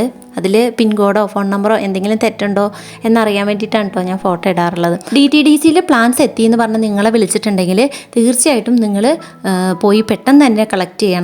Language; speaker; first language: Malayalam; native; Malayalam